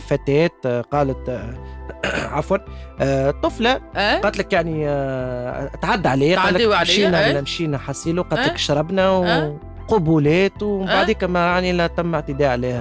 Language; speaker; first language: Arabic; native; Arabic